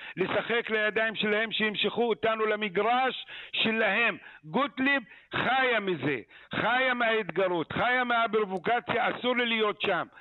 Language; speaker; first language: Hebrew; non-native, local second language; Arabic